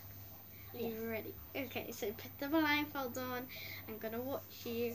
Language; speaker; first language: English; native; English